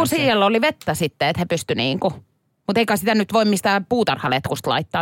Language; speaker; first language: Finnish; native; Finnish